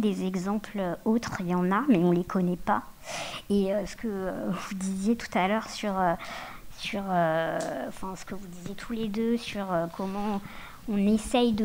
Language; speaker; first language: French; native; French